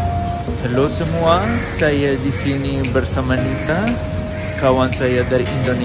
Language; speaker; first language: Indonesian; non-native, fluent; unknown